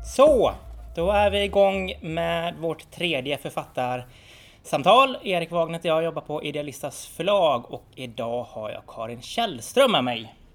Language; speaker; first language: Swedish; native; Swedish